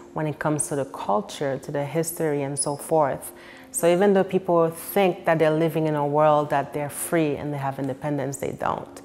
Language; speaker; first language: English; early bilingual, other home language; Haitian Creole